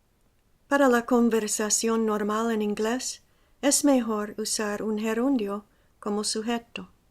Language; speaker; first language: Spanish; non-native, fluent; English